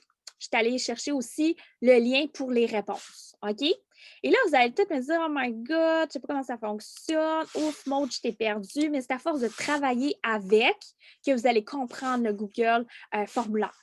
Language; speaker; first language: French; native; French